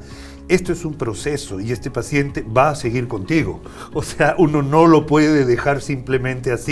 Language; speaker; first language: Spanish; native; Spanish